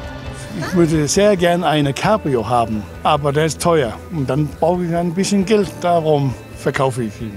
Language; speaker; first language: German; non-native, learner; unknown